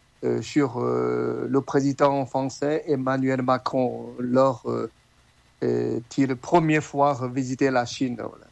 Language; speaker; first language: French; non-native, learner; Chinese